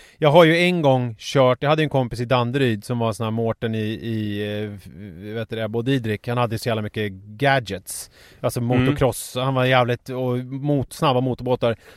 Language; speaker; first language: Swedish; native; Swedish